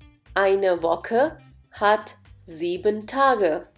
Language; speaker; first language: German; non-native, fluent; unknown